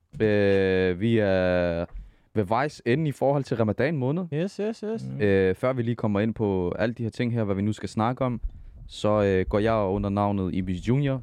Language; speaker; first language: Danish; early bilingual, other home language; Arabic